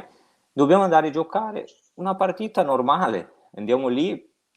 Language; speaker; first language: Italian; non-native, fluent; Portuguese